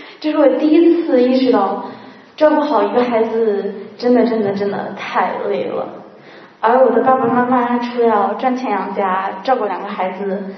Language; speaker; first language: Chinese; native; Chinese